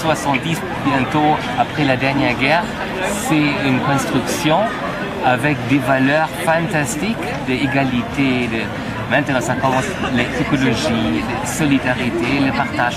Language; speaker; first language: French; non-native, fluent; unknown